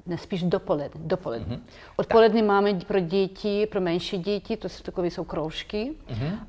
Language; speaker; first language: Czech; non-native, fluent; Ukrainian